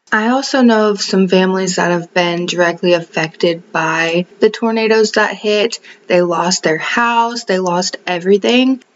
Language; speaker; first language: English; native; English